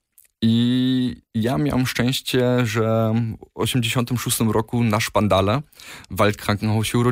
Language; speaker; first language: Polish; early bilingual, heritage; Polish